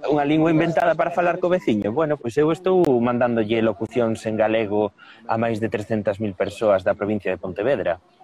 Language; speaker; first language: Galician; non-native, local second language; Spanish